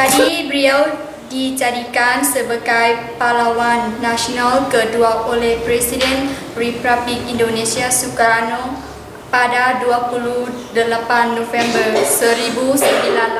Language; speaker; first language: Indonesian; non-native, learner; Lao